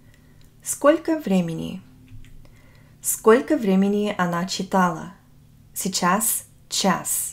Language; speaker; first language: Russian; non-native, fluent; English